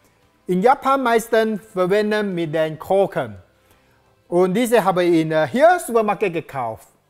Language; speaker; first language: German; non-native, learner; Japanese